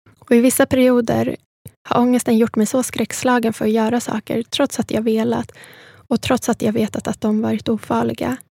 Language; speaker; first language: Swedish; early bilingual, other home language; Spanish